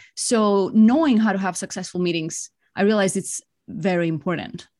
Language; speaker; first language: English; non-native, fluent; Greek